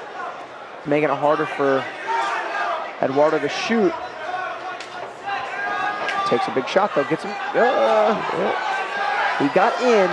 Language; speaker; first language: English; native; English